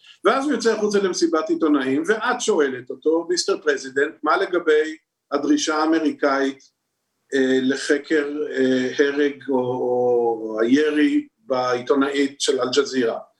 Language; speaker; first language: Hebrew; native; Hebrew